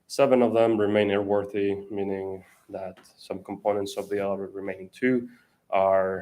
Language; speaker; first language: English; non-native, fluent; Spanish